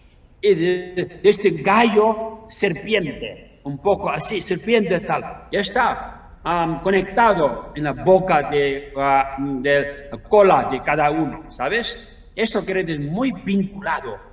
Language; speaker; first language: Spanish; non-native, learner; Tibetan